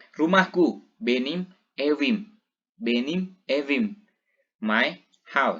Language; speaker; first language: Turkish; non-native, fluent; Indonesian